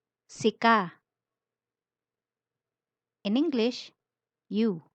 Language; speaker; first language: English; non-native, local second language; Filipino